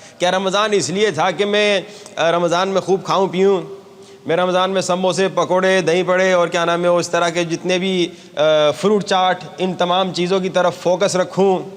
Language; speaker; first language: Urdu; native; Urdu